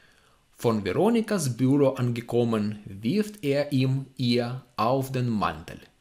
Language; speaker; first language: German; non-native, fluent; Russian